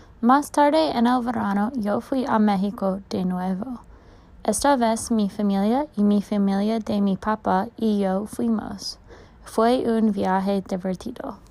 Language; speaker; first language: Spanish; non-native, learner; English